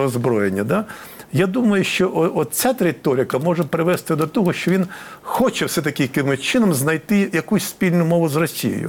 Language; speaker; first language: Ukrainian; native; Ukrainian